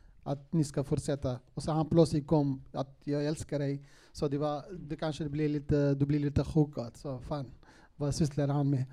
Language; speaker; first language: Swedish; non-native, fluent; Central Kurdish